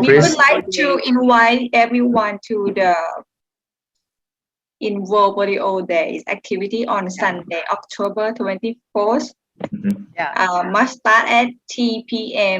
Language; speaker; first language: English; non-native, learner; Thai